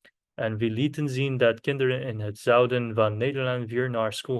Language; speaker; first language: Dutch; non-native, learner; Korean